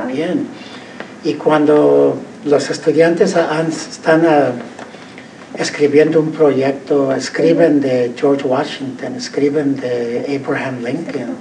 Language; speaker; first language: Spanish; early bilingual, heritage; Spanish